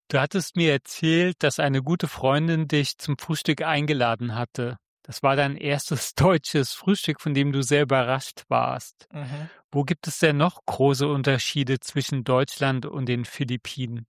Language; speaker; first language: German; native; German